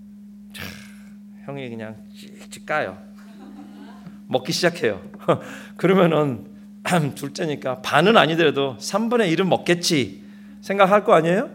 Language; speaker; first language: Korean; early bilingual, heritage; Korean